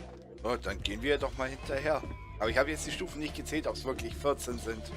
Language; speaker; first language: German; native; German